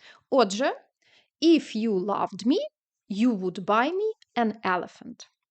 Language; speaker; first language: English; non-native, fluent; Ukrainian